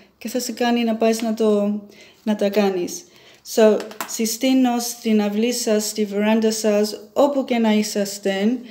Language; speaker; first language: Greek; early bilingual, heritage; Greek